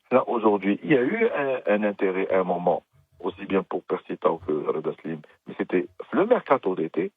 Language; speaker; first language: French; non-native, local second language; Arabic